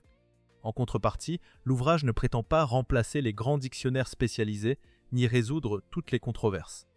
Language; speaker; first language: French; native; French